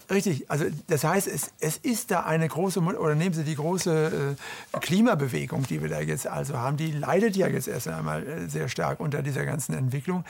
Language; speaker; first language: German; native; German